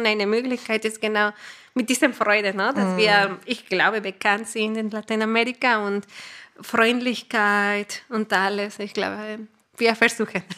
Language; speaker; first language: German; non-native, fluent; Spanish